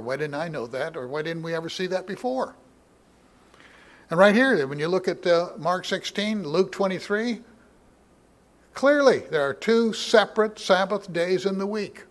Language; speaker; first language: English; native; English